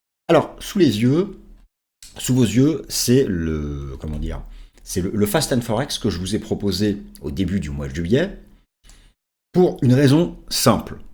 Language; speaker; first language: French; native; French